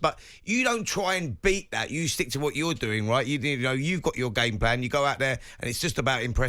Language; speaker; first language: English; native; English